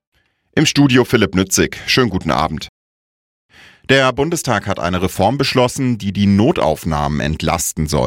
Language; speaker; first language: German; native; German